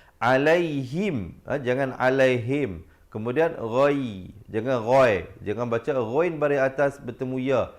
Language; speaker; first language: Malay; native; Malay